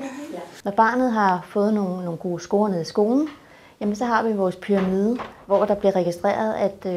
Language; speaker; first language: Danish; native; Danish